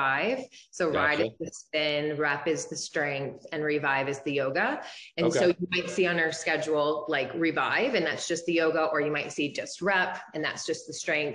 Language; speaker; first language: English; native; English